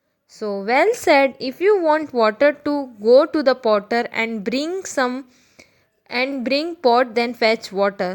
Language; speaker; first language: English; non-native, local second language; Gujarati